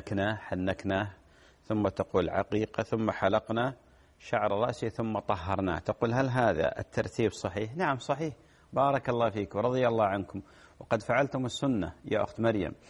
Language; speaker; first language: Arabic; native; Arabic